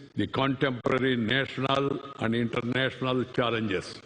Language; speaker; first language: English; non-native, local second language; Hindi